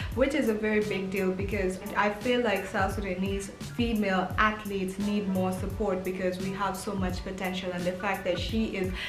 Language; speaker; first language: English; early bilingual, heritage; English